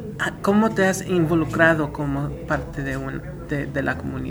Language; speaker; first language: Spanish; early bilingual, heritage; Spanish